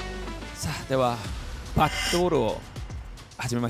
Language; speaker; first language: Japanese; non-native, fluent; Korean